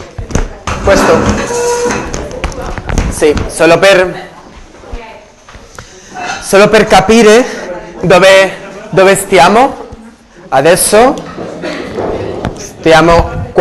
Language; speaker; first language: Italian; non-native, learner; Spanish